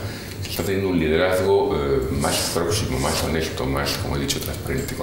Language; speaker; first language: Spanish; native; Spanish